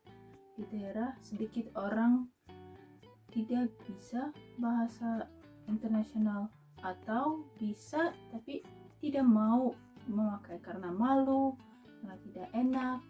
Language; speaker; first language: Indonesian; non-native, fluent; Russian